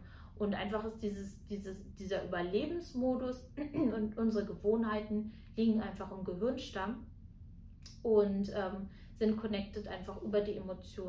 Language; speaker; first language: German; native; German